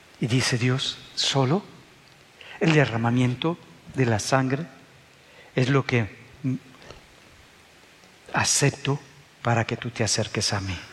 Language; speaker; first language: Spanish; native; Spanish